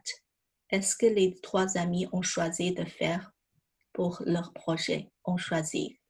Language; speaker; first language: French; non-native, fluent; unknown